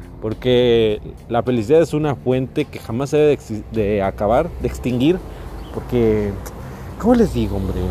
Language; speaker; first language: Spanish; native; Spanish